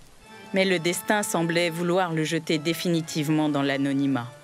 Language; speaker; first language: French; native; French